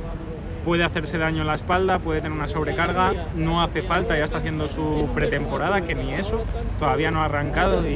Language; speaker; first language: Spanish; native; Spanish